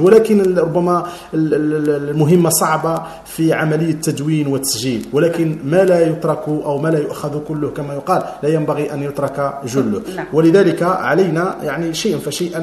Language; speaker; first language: Arabic; native; Arabic